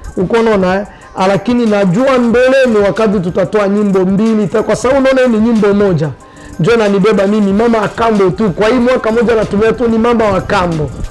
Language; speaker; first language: Swahili; non-native, local second language; French